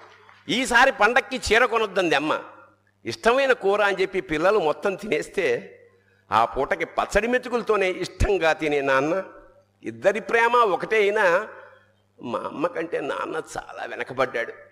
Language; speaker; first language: Telugu; native; Telugu